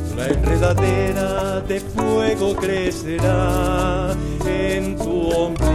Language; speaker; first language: Spanish; native; Spanish